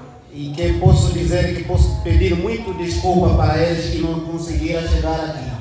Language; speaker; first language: Portuguese; non-native, learner; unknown